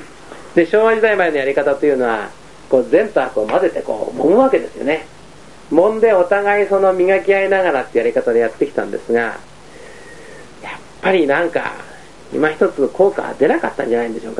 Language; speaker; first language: Japanese; native; Japanese